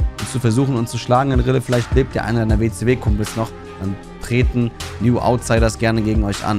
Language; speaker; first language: German; native; German